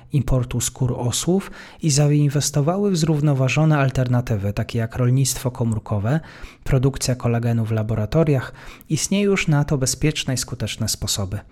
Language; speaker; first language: Polish; native; Polish